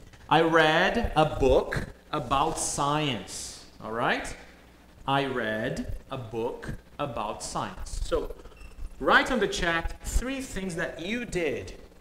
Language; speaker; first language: English; non-native, fluent; Portuguese